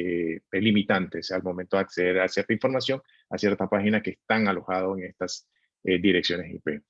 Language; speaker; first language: Spanish; native; Spanish